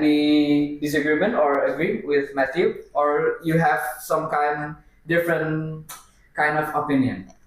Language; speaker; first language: English; non-native, learner; Indonesian